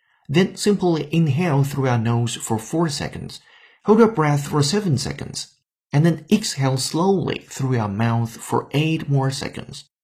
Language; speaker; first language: English; non-native, fluent; Chinese